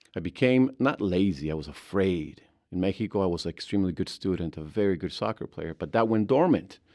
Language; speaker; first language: English; early bilingual, other home language; Spanish